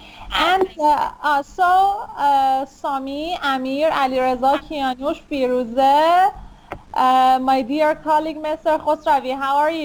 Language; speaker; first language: English; non-native, fluent; Persian